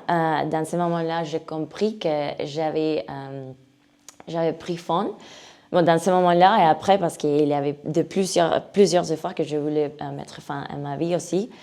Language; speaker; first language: French; non-native, learner; Spanish